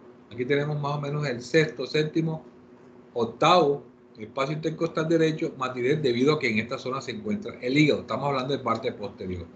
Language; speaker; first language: Spanish; native; Spanish